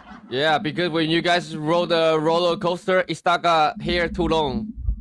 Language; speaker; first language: English; non-native, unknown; Chinese